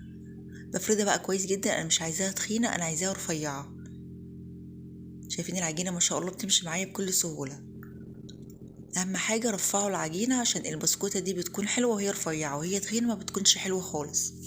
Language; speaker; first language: Arabic; native; Arabic